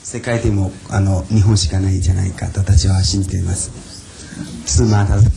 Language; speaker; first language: Japanese; non-native, fluent; Chinese